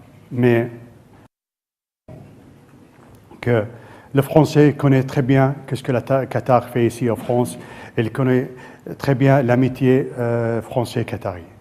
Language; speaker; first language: French; non-native, fluent; Arabic